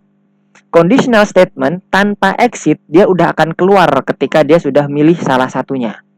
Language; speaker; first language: Indonesian; native; Indonesian